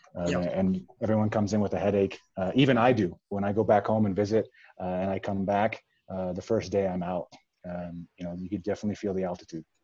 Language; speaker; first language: English; native; English